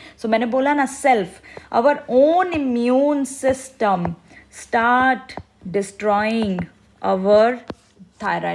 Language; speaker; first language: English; non-native, local second language; Hindi